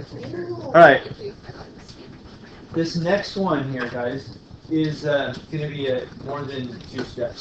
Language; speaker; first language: English; native; English